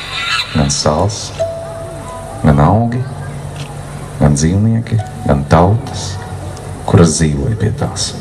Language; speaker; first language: Latvian; native; Latvian